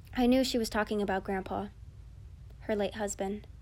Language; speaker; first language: English; early bilingual, other home language; Filipino